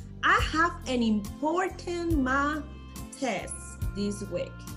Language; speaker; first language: English; non-native, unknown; Spanish